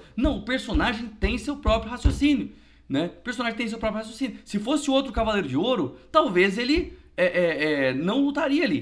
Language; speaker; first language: Portuguese; native; Portuguese